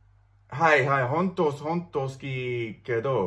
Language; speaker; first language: Japanese; non-native, learner; English